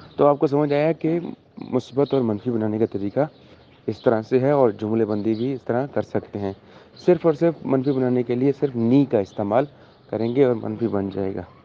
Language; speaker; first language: Urdu; native; Urdu